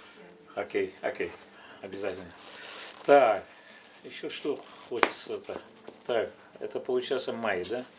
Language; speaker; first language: Russian; non-native, local second language; Yakut